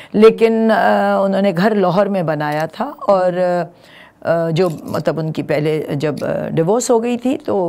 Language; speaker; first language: Urdu; native; Urdu